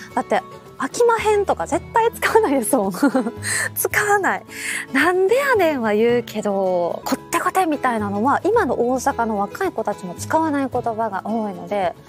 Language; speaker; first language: Japanese; native; Japanese